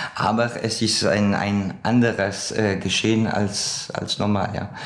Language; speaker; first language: German; non-native, fluent; French